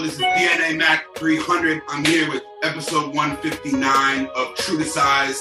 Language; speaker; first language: English; native; English